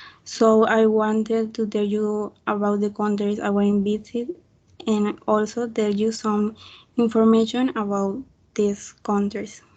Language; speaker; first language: English; non-native, learner; Spanish